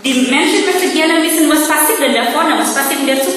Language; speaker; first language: German; non-native, learner; Indonesian